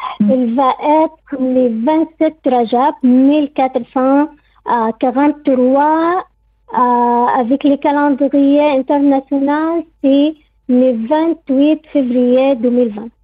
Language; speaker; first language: French; non-native, learner; Arabic